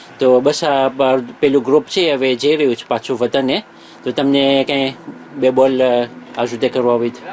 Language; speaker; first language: Gujarati; early bilingual, heritage; Gujarati